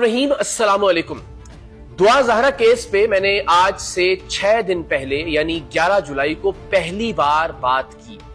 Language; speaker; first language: Urdu; native; Urdu